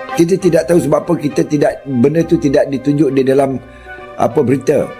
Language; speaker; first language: Malay; native; Malay